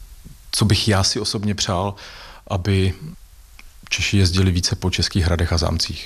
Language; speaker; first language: Czech; native; Czech